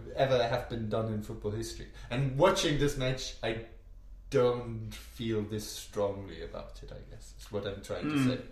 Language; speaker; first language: English; non-native, fluent; German